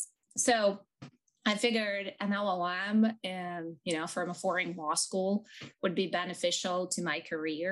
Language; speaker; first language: English; non-native, fluent; Ukrainian